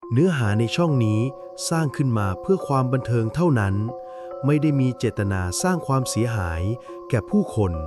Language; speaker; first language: Thai; native; Thai